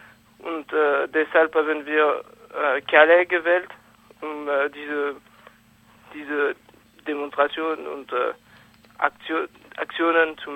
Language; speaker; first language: German; non-native, fluent; French